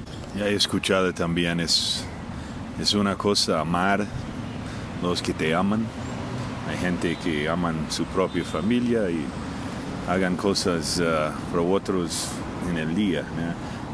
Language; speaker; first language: Spanish; non-native, fluent; English